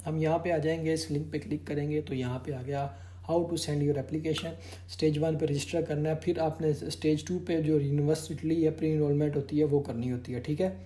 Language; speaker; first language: Urdu; non-native, local second language; Punjabi